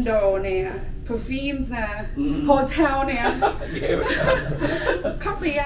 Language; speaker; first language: Vietnamese; early bilingual, heritage; Vietnamese